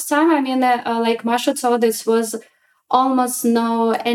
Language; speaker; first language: English; non-native, learner; Russian